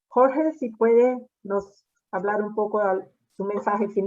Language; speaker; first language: Spanish; non-native, fluent; Portuguese